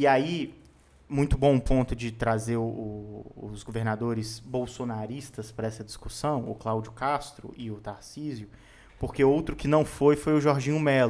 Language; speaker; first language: Portuguese; native; Portuguese